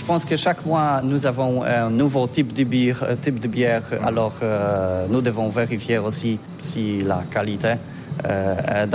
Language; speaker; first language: French; non-native, learner; Polish